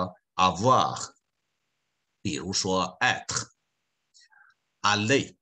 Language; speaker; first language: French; non-native, fluent; Chinese